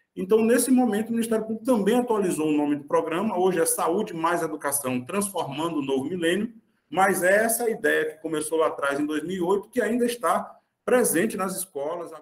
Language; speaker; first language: Portuguese; native; Portuguese